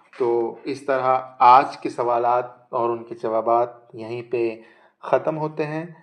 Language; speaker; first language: Urdu; native; Urdu